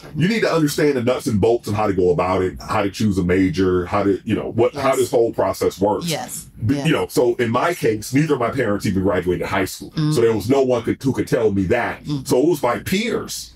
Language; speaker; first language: English; native; English